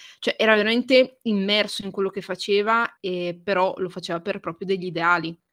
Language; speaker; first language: Italian; native; Italian